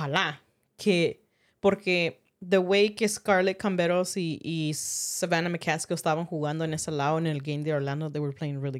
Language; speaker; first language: Spanish; early bilingual, heritage; Spanish